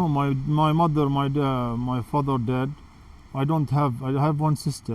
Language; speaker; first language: English; non-native, learner; Arabic